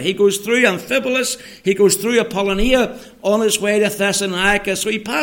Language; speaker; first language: English; native; English